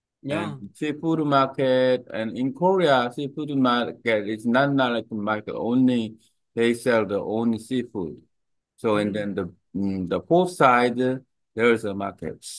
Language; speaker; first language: English; non-native, learner; Korean